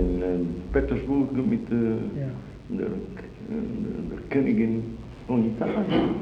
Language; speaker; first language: German; non-native, fluent; Italian